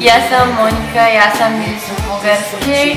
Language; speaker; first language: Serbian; non-native, learner; Bulgarian